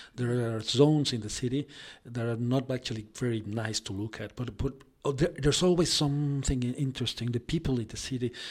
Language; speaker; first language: English; non-native, fluent; Spanish